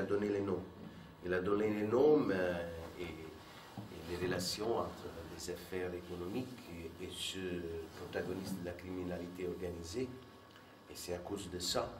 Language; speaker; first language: French; non-native, fluent; Italian